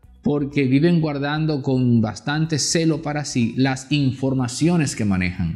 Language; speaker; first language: Spanish; native; Spanish